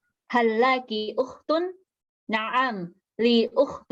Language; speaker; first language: Arabic; non-native, learner; Indonesian